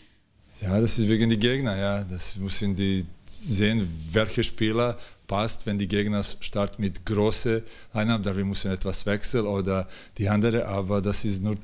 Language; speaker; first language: German; non-native, learner; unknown